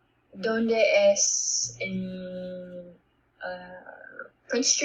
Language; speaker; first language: Spanish; non-native, learner; English